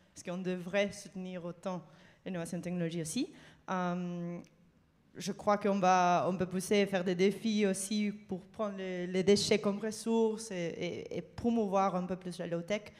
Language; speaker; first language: French; non-native, fluent; Spanish